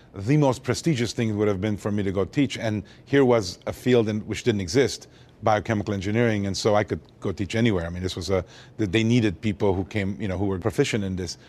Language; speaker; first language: English; early bilingual, other home language; Armenian